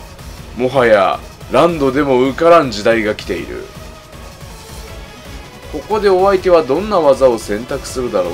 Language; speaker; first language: Japanese; native; Japanese